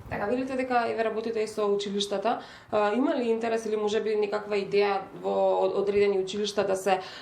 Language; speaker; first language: Macedonian; native; Macedonian